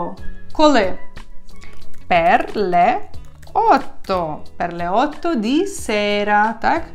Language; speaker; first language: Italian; non-native, fluent; Ukrainian